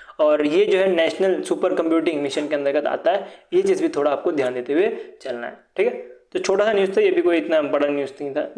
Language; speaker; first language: Hindi; non-native, local second language; Assamese